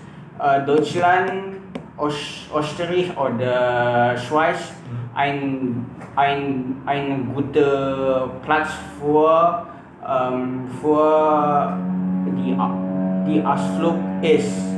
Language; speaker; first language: German; non-native, learner; Indonesian